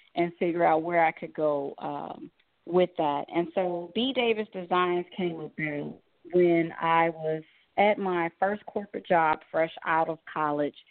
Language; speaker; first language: English; native; English